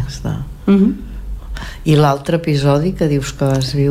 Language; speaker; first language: Catalan; native; Catalan